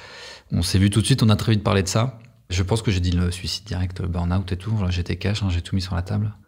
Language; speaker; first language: French; native; French